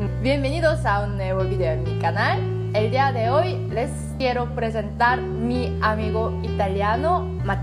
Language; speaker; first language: Spanish; non-native, fluent; Korean